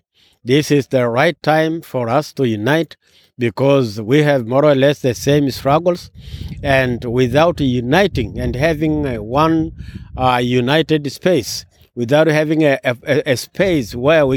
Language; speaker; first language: English; non-native, local second language; Masai